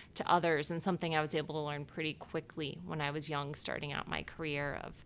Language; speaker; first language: English; native; English